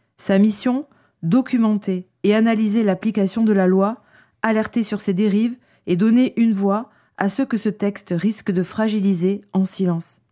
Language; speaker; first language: French; native; French